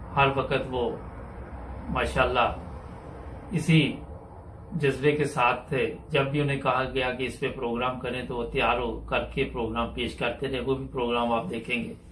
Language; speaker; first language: Urdu; non-native, local second language; Punjabi